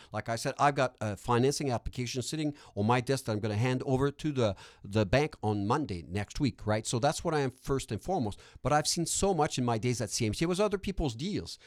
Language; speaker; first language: English; non-native, local second language; French